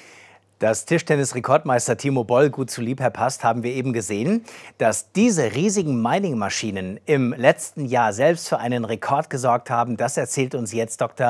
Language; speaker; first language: German; native; German